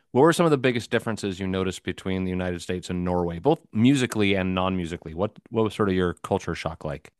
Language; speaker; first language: English; native; English